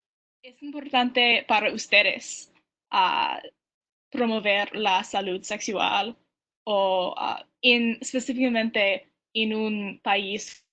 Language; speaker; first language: Spanish; non-native, learner; English